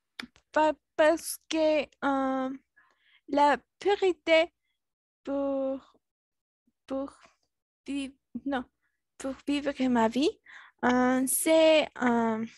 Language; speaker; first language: French; non-native, learner; Spanish